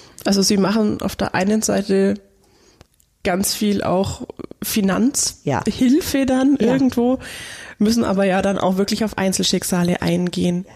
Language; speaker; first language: German; native; German